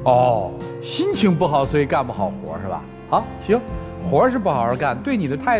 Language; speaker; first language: Chinese; native; Chinese